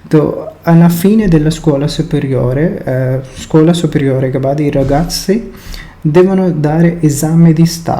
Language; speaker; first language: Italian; non-native, fluent; Urdu